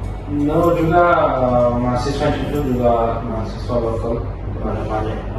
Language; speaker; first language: Indonesian; non-native, learner; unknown